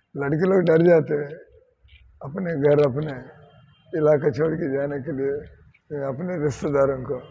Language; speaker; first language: Hindi; non-native, local second language; Telugu